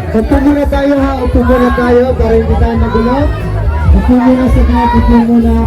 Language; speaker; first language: Filipino; non-native, local second language; Cebuano